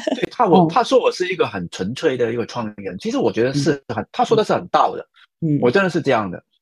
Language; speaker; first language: Chinese; non-native, fluent; Cantonese